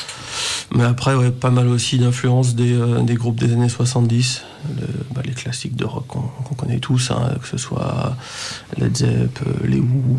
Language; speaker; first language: French; native; French